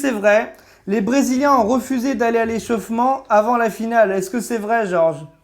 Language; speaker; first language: French; native; French